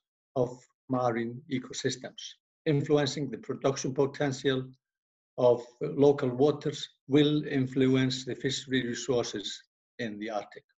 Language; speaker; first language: English; non-native, fluent; Icelandic